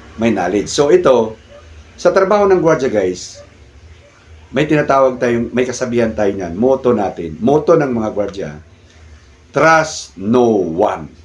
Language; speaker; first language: Filipino; non-native, local second language; Cebuano